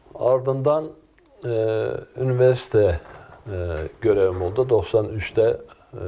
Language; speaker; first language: Turkish; non-native, local second language; Kurdish